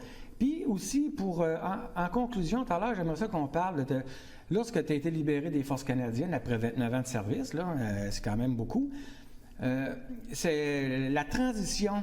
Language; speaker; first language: French; native; French